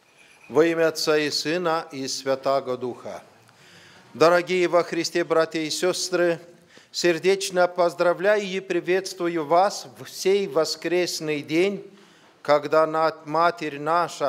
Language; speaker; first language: Russian; non-native, fluent; Romanian